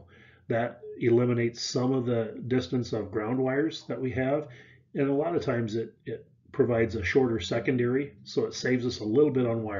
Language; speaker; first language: English; native; English